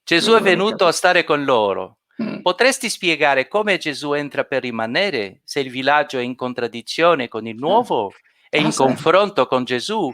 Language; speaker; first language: Italian; non-native, fluent; Portuguese